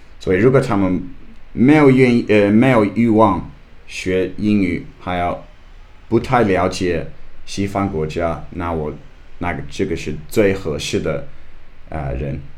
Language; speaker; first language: Chinese; non-native, learner; English